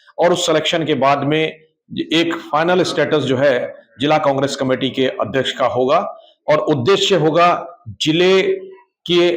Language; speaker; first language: Hindi; native; Hindi